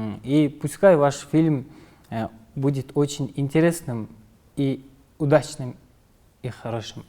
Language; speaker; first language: Russian; non-native, local second language; Kyrgyz